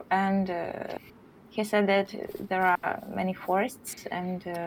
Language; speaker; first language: English; non-native, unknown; Russian